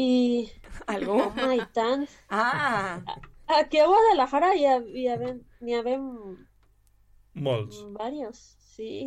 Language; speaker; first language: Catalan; non-native, learner; Spanish